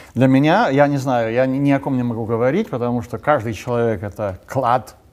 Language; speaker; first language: Russian; non-native, local second language; Ukrainian